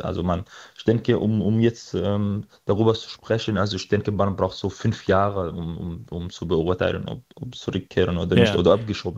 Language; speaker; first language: German; non-native, fluent; Arabic